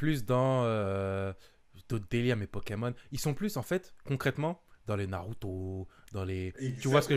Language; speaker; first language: French; native; French